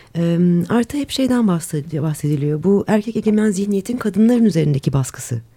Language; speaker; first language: Turkish; native; Turkish